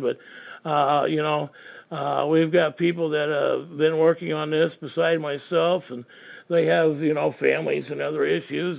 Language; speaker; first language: English; native; English